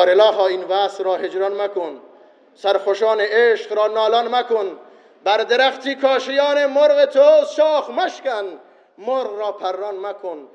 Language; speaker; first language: Persian; non-native, local second language; Baluchi